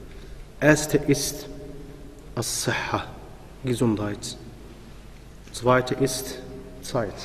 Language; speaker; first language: German; non-native, fluent; Arabic